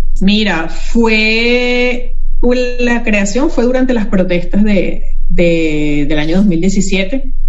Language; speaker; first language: Spanish; native; Spanish